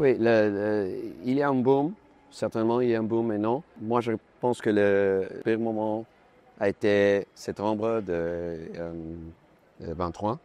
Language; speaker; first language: French; non-native, learner; Spanish